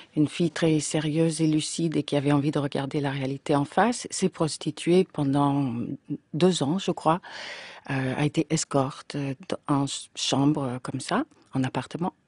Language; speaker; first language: French; non-native, fluent; English